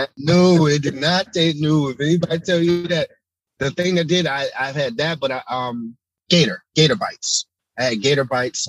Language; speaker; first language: English; native; English